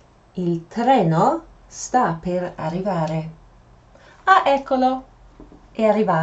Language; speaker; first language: Italian; non-native, fluent; English